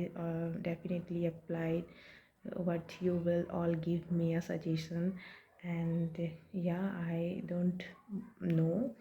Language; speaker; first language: English; non-native, learner; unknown